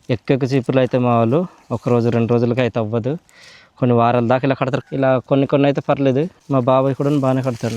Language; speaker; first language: Telugu; non-native, local second language; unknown